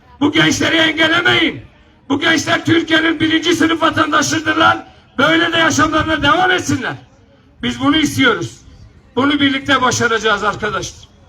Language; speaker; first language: Turkish; non-native, local second language; Kurdish